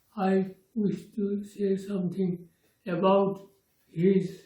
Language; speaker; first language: English; non-native, local second language; Assamese